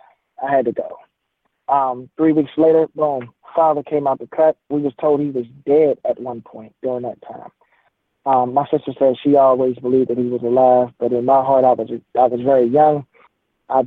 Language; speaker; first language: English; native; English